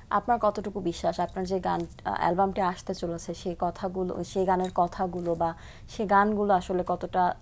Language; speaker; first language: Bangla; native; Bangla